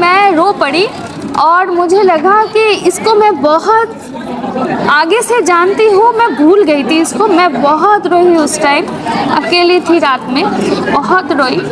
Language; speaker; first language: Hindi; non-native, local second language; Bangla